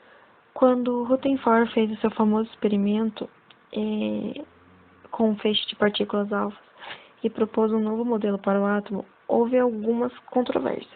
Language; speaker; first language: Portuguese; native; Portuguese